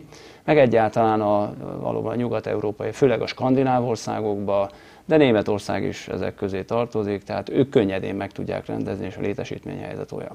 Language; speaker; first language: Hungarian; native; Hungarian